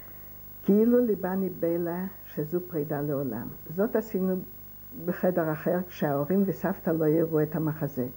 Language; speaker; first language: Hebrew; non-native, fluent; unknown